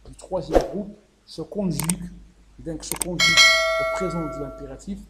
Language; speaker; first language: French; non-native, local second language; Arabic